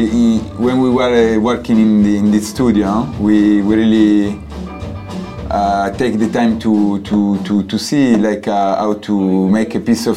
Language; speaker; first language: English; non-native, learner; Italian